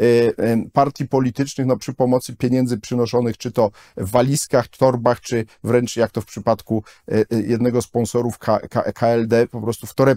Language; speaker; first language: Polish; native; Polish